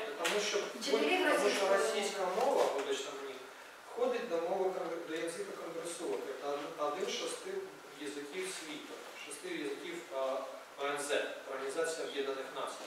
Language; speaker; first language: Ukrainian; native; Ukrainian